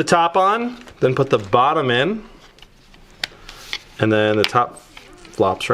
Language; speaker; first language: English; native; English